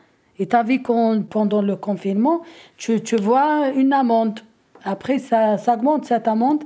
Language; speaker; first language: French; non-native, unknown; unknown